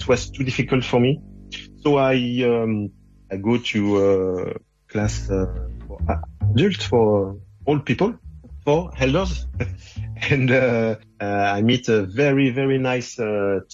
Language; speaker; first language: English; non-native, fluent; French